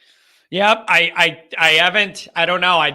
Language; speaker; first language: English; native; English